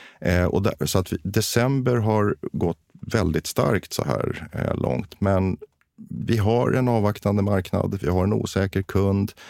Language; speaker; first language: Swedish; native; Swedish